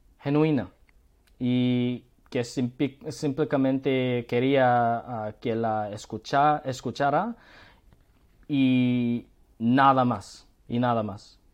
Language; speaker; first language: Spanish; non-native, learner; Korean